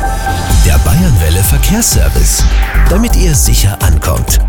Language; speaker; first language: German; native; German